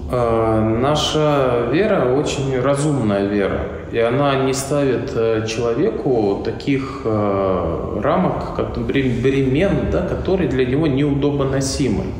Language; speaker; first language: Russian; native; Russian